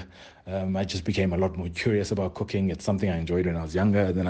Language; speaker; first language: English; non-native, local second language; Xhosa